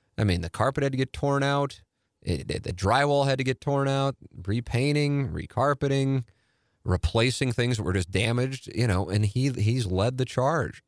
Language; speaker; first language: English; native; English